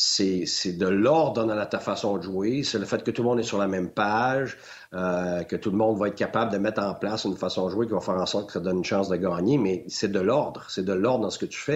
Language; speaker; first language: French; native; French